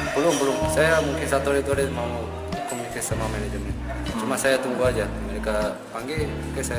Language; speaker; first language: Indonesian; non-native, learner; Korean